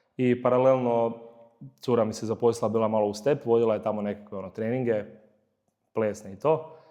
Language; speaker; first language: Croatian; native; Croatian